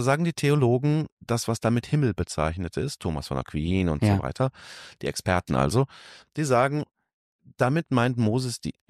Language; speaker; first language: German; native; German